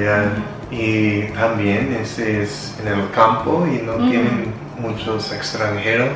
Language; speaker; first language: Spanish; non-native, learner; Vietnamese